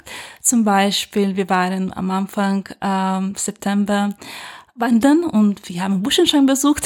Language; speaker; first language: German; non-native, fluent; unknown